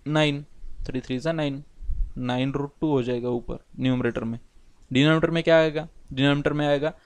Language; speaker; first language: Hindi; non-native, local second language; Marathi